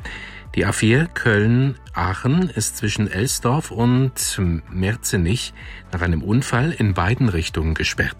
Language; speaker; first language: German; native; German